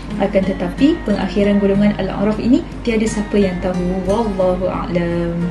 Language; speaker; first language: Malay; native; Malay